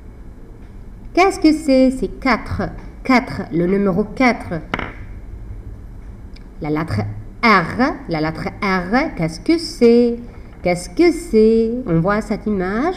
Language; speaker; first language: French; non-native, fluent; Arabic